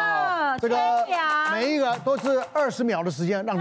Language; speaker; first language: Chinese; native; Chinese